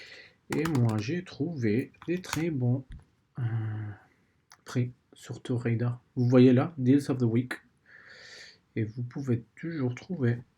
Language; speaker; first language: French; non-native, learner; Spanish